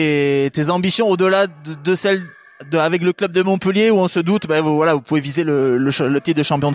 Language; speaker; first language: French; native; French